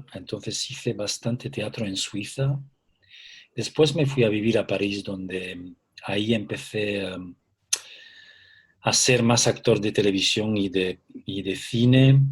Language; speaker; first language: Spanish; early bilingual, heritage; Spanish